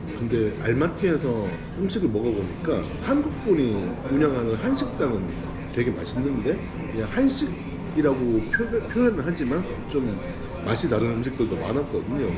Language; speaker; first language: Korean; native; Korean